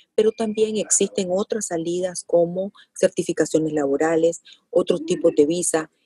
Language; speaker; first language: Spanish; native; Spanish